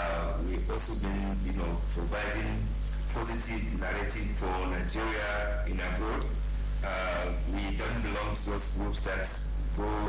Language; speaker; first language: English; non-native, local second language; Hausa